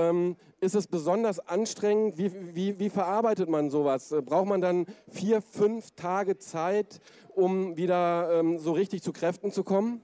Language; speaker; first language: German; native; German